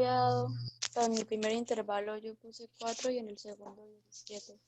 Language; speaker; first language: Spanish; native; Spanish